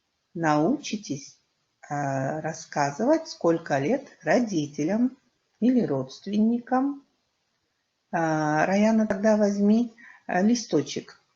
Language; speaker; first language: Russian; non-native, local second language; Kyrgyz